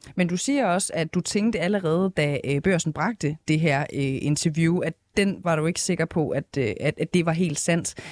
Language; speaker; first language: Danish; native; Danish